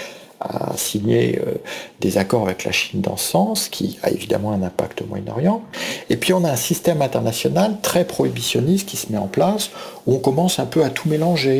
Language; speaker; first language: French; native; French